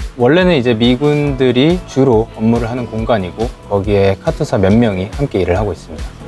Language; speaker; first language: Korean; native; Korean